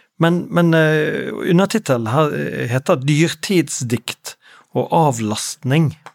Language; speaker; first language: Norwegian; native; Norwegian